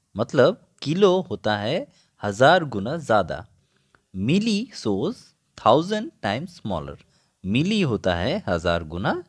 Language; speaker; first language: Hindi; non-native, local second language; Bangla